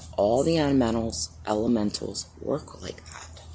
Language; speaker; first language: English; native; English